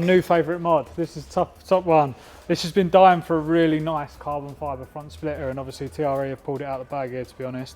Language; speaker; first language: English; native; English